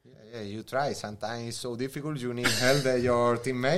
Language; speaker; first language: English; non-native, learner; Spanish